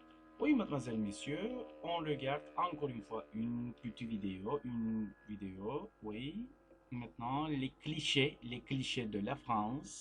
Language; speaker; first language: French; non-native, fluent; Turkish